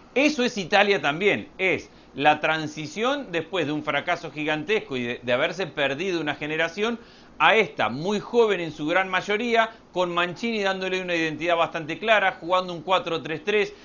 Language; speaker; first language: Spanish; native; Spanish